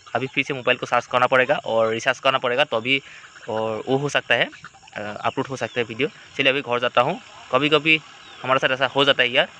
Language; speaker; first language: Hindi; non-native, local second language; Assamese